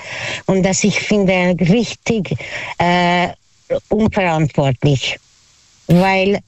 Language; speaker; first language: German; non-native, learner; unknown